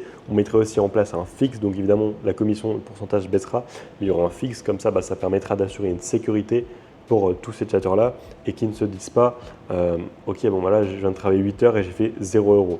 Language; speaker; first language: French; native; French